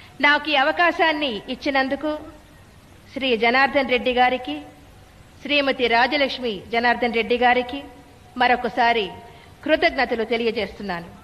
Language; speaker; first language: Telugu; non-native, fluent; Tamil